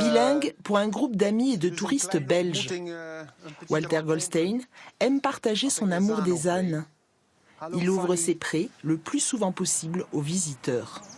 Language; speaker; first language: French; native; French